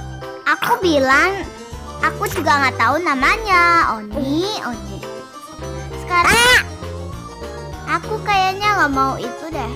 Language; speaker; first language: Indonesian; early bilingual, other home language; Korean